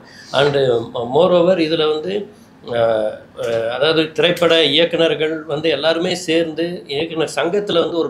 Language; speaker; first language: Tamil; native; Tamil